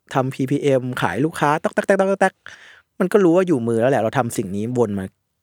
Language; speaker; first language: Thai; native; Thai